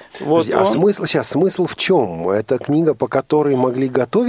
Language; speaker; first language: Russian; non-native, fluent; Turkish